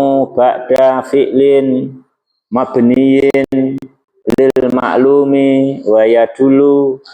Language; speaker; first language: Arabic; non-native, fluent; Javanese